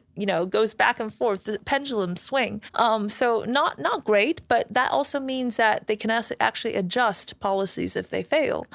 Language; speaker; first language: English; non-native, fluent; Chinese